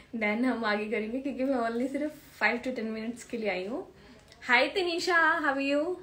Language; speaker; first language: Hindi; native; Hindi